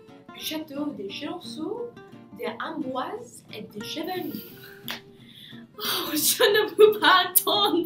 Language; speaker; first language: French; non-native, learner; English